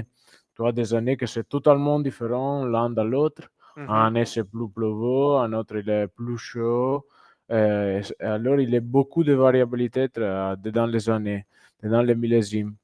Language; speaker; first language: French; non-native, fluent; Italian